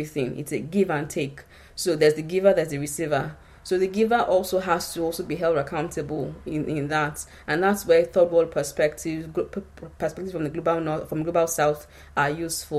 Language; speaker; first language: English; non-native, local second language; Yoruba